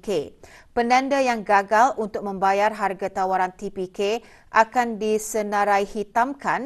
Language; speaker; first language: Malay; native; Malay